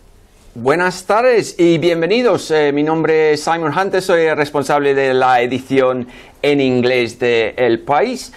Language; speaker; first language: Spanish; non-native, fluent; English